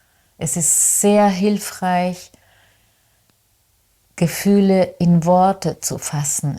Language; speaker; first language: German; non-native, fluent; Spanish